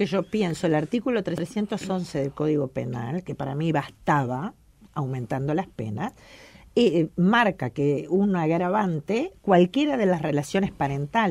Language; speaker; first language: Spanish; native; Spanish